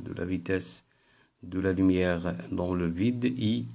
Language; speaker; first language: French; non-native, local second language; Arabic